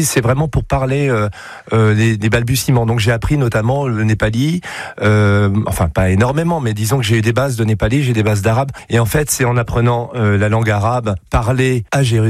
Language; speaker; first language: French; native; French